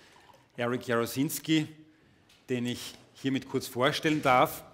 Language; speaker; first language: German; native; German